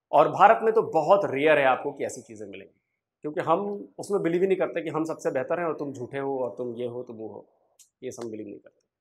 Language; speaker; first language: Hindi; native; Hindi